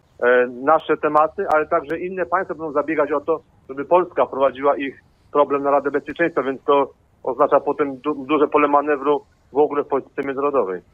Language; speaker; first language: Polish; native; Polish